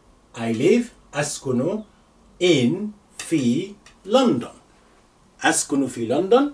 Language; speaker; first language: Arabic; non-native, fluent; English